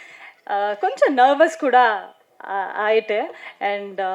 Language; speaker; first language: Tamil; non-native, fluent; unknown